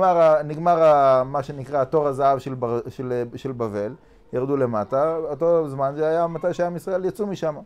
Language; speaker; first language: Hebrew; non-native, fluent; English